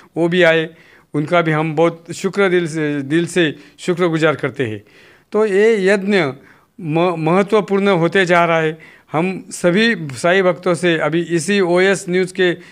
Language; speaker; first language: Hindi; non-native, local second language; Marathi